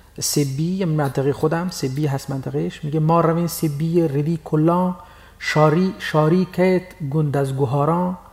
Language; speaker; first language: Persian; non-native, local second language; Baluchi